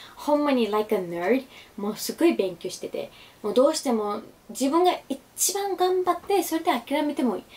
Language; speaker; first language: Japanese; non-native, fluent; Urdu